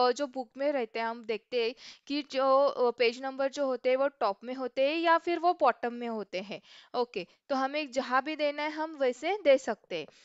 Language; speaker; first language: Hindi; non-native, local second language; Marathi